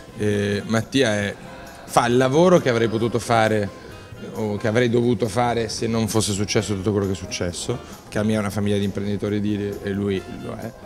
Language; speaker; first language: Italian; native; Italian